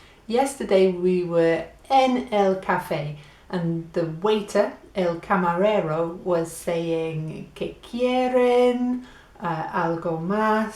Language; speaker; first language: Spanish; non-native, fluent; English